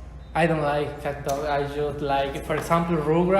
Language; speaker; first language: English; non-native, learner; Spanish